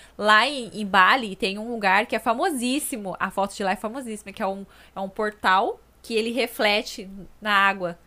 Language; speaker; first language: Portuguese; native; Portuguese